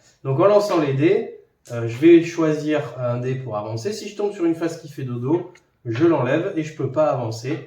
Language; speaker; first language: French; native; French